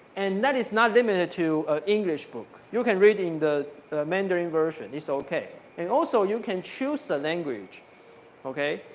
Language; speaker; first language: English; non-native, fluent; Chinese